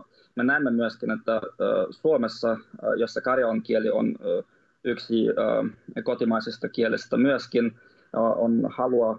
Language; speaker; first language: Finnish; non-native, fluent; Russian